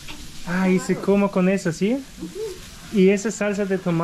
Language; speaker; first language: Spanish; non-native, learner; German